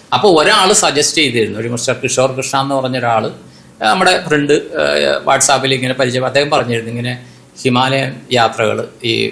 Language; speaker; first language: Malayalam; non-native, local second language; Konkani